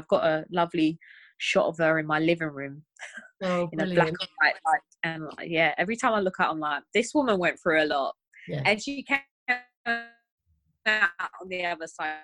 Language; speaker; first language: English; native; English